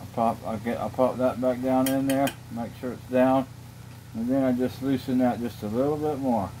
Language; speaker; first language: English; native; English